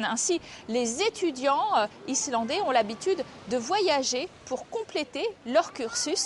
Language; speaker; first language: French; native; French